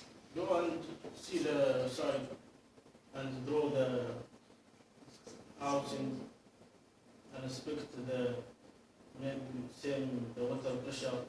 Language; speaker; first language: English; non-native, learner; Arabic